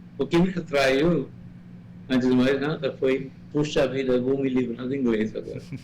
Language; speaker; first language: Portuguese; non-native, fluent; Malayalam